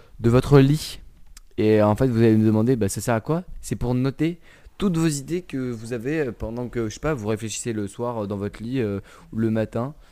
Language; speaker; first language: French; native; French